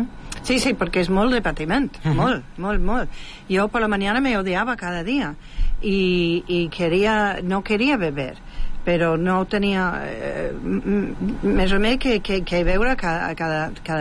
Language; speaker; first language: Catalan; non-native, local second language; Spanish